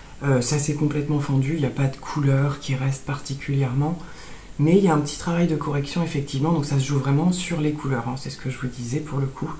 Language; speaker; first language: French; native; French